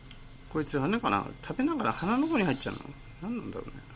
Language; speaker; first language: Japanese; native; Japanese